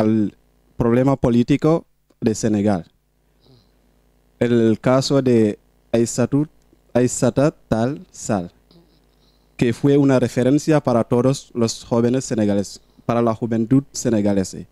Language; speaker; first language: Spanish; non-native, local second language; Wolof